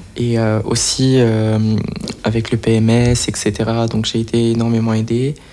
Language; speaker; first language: French; early bilingual, other home language; Portuguese